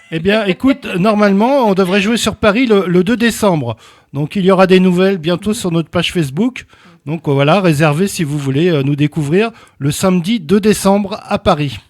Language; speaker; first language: French; native; French